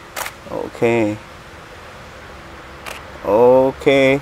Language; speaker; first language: English; non-native, learner; Korean